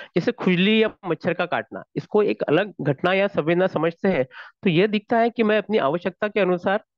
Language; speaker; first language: Hindi; non-native, local second language; Marathi